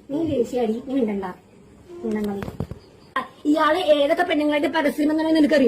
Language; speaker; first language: Malayalam; native; Malayalam